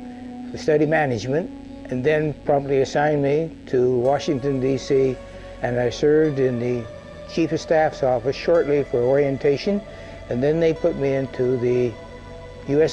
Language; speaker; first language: English; native; English